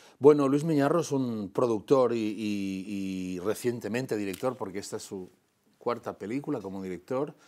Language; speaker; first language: Spanish; non-native, local second language; Catalan